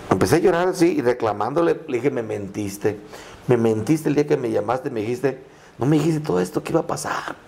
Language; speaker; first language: Spanish; non-native, local second language; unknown